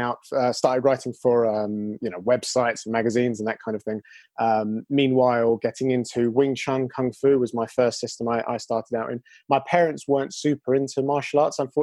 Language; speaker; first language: English; native; English